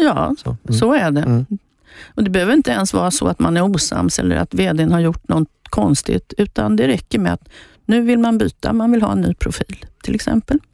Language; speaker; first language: Swedish; native; Swedish